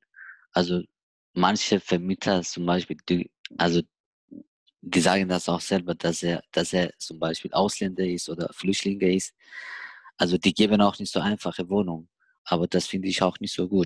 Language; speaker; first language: German; non-native, learner; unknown